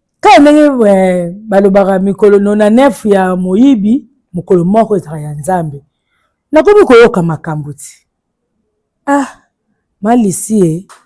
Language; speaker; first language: Lingala; native; Lingala